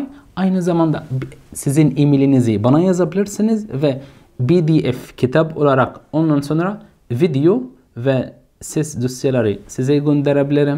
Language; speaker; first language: Turkish; non-native, fluent; Arabic